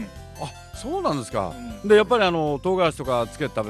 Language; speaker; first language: Japanese; native; Japanese